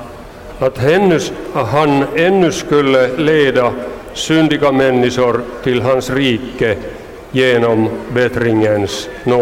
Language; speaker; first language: Swedish; non-native, local second language; Finnish